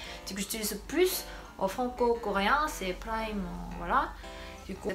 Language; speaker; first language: French; non-native, fluent; Korean